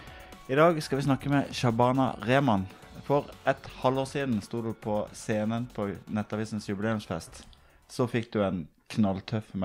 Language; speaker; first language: Norwegian; native; Norwegian